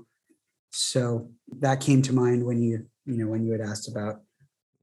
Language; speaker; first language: English; native; English